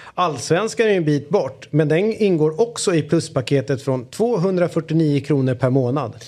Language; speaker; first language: Swedish; early bilingual, other home language; German